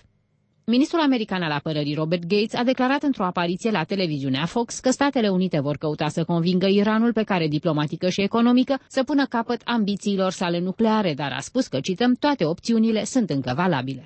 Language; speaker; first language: Romanian; native; Romanian